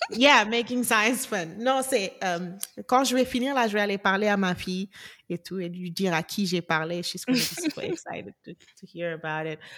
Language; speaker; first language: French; non-native, local second language; Wolof